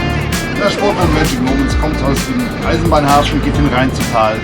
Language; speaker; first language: German; native; German